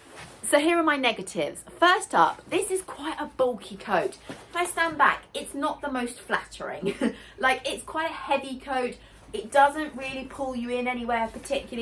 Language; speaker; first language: English; native; English